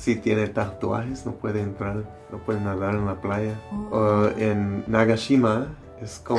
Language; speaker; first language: Spanish; non-native, learner; English